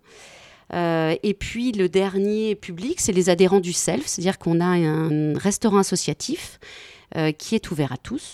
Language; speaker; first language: French; native; French